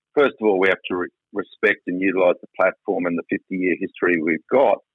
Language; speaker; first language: English; native; English